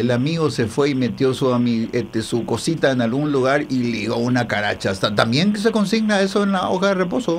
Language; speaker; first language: Spanish; native; Spanish